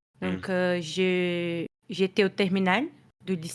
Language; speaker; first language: French; non-native, fluent; Portuguese